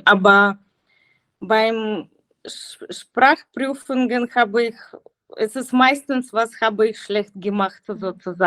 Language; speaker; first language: German; non-native, learner; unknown